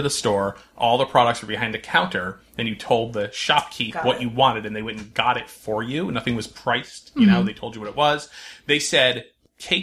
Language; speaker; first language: English; native; English